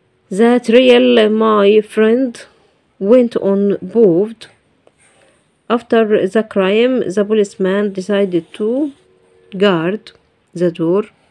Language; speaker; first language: English; non-native, fluent; Arabic